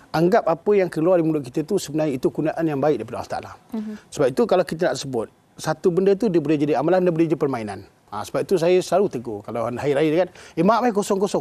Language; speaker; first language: Malay; native; Malay